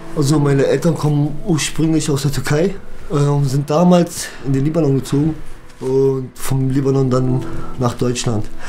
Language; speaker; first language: German; early bilingual, other home language; Kurdish